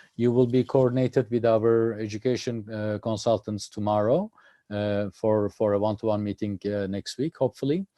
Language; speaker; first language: English; non-native, fluent; Turkish